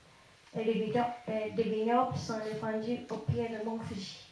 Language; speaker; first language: French; non-native, fluent; Japanese